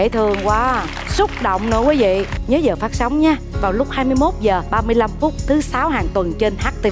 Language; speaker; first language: Vietnamese; native; Vietnamese